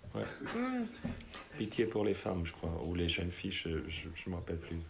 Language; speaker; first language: French; non-native, fluent; German